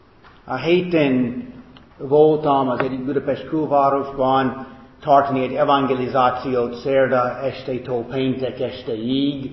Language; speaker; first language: Hungarian; non-native, fluent; English